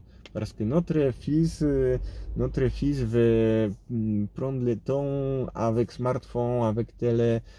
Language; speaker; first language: French; non-native, fluent; Polish